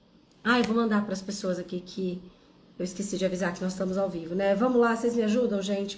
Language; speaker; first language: Portuguese; native; Portuguese